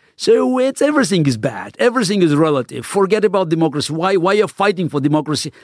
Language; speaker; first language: English; non-native, fluent; Russian